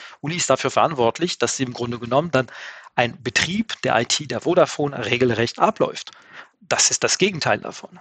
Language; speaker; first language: German; non-native, fluent; French